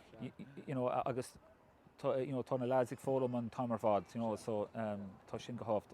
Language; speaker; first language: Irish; non-native, local second language; English